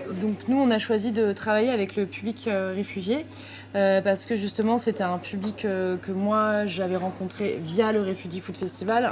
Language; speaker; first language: French; native; French